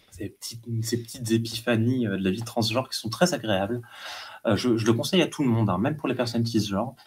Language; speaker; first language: French; native; French